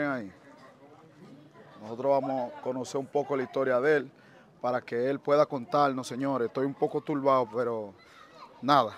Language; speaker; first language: Spanish; native; Spanish